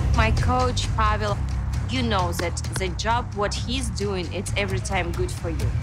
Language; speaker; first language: English; non-native, fluent; Russian